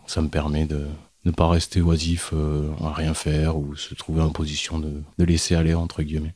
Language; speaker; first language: French; native; French